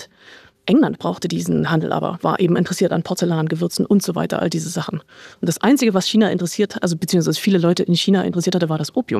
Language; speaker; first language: German; native; German